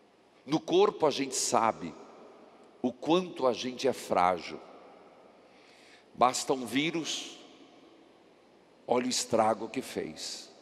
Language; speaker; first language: Portuguese; native; Portuguese